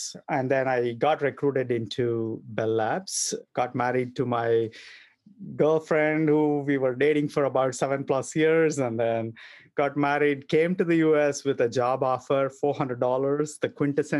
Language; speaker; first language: English; non-native, local second language; Kannada